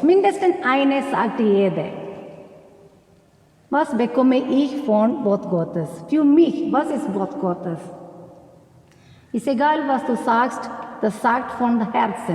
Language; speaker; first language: German; non-native, learner; Malayalam